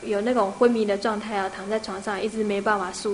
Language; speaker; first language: Chinese; native; Chinese